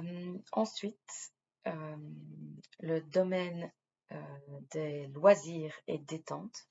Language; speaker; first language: French; native; French